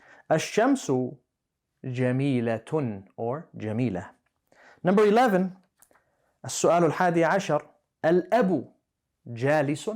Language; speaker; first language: Arabic; non-native, fluent; English